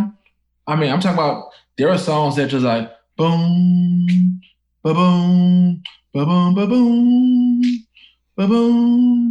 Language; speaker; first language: English; native; English